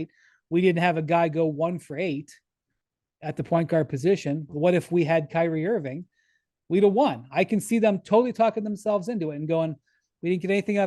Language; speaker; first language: English; native; English